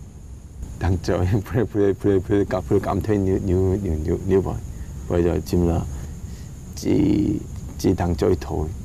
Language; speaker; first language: Vietnamese; non-native, learner; English